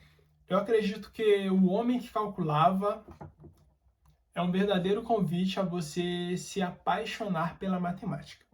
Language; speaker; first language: Portuguese; native; Portuguese